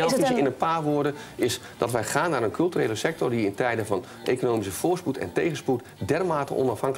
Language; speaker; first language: Dutch; native; Dutch